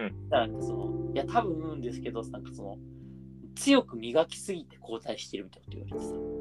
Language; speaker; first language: Japanese; native; Japanese